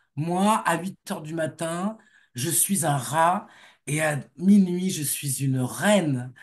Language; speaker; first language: French; native; French